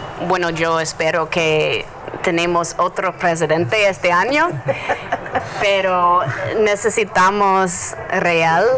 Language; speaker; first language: Spanish; non-native, learner; English